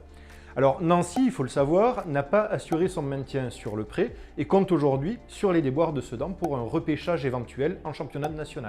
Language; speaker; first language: French; native; French